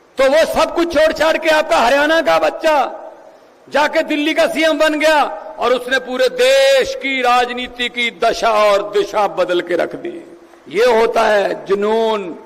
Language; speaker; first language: Hindi; non-native, local second language; Punjabi